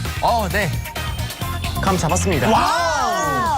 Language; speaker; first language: Korean; native; Korean